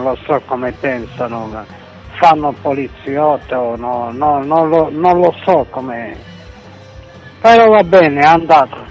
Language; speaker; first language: Italian; non-native, fluent; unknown